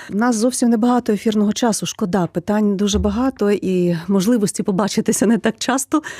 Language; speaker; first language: Ukrainian; native; Ukrainian